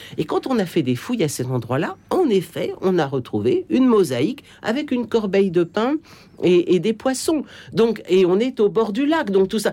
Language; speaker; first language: French; native; French